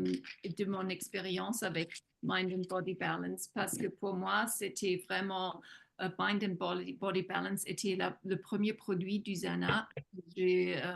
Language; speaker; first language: French; non-native, fluent; German